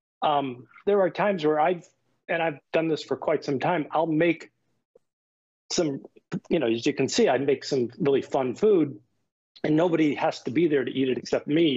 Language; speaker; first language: English; native; English